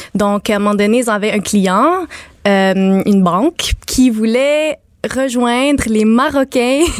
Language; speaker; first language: French; native; French